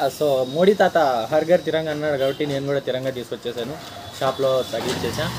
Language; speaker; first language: Telugu; non-native, local second language; Urdu